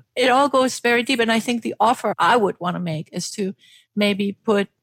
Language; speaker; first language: English; non-native, fluent; German